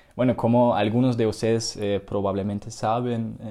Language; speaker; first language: Spanish; non-native, fluent; German